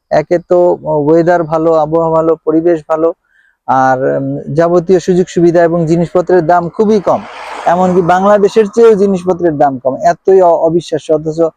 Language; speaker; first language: Bangla; native; Bangla